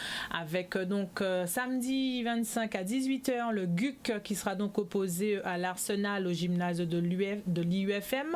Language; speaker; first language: French; native; French